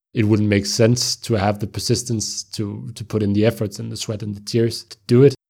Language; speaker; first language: English; non-native, fluent; Danish